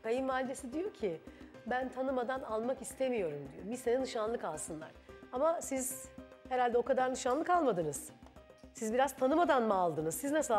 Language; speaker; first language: Turkish; native; Turkish